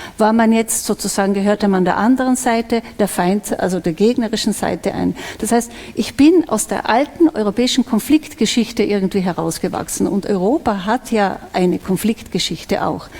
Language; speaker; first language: German; non-native, local second language; Slovenian